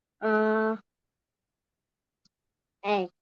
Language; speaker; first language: English; non-native, learner; Korean